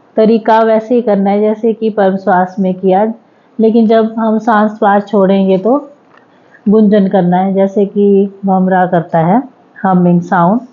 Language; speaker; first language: Hindi; native; Hindi